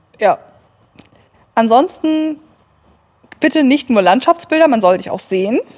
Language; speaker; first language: German; native; German